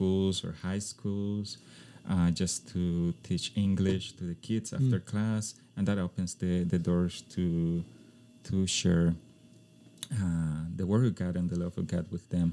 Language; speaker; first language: English; non-native, fluent; Spanish